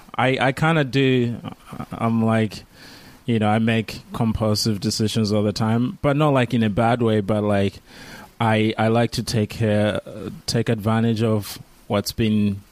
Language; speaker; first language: English; non-native, local second language; Kinyarwanda